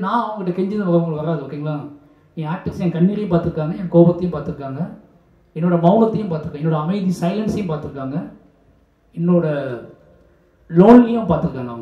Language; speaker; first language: Tamil; native; Tamil